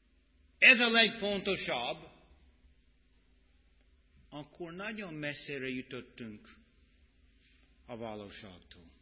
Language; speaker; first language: Hungarian; non-native, fluent; English